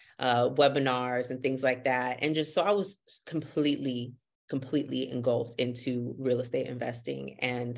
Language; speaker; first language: English; early bilingual, other home language; Haitian Creole